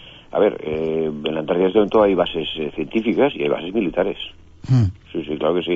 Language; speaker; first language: Spanish; native; Spanish